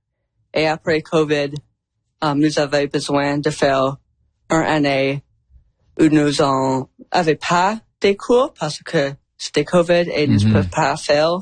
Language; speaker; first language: French; non-native, learner; English